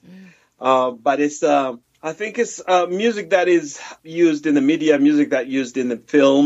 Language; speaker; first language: English; non-native, local second language; Ganda